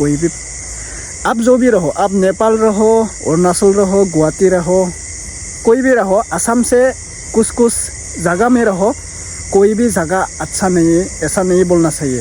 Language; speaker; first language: Hindi; non-native, local second language; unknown